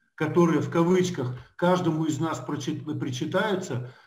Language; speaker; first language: Russian; native; Russian